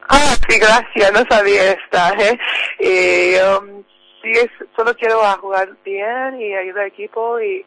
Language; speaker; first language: Spanish; non-native, learner; English